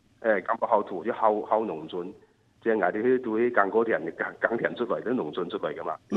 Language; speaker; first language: Cantonese; non-native, local second language; Hakka Chinese